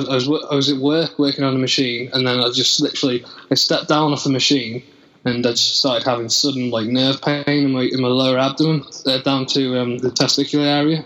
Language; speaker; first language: English; native; English